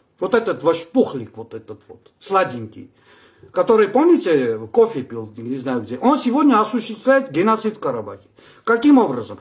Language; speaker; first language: Russian; non-native, local second language; Armenian